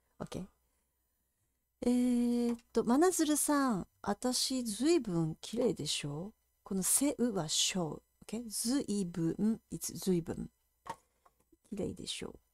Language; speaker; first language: Japanese; native; Japanese